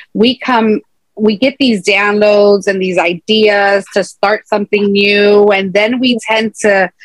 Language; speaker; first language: English; native; English